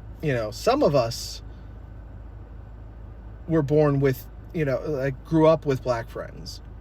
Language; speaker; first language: English; native; English